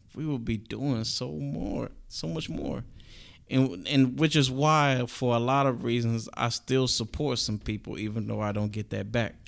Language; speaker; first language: English; native; English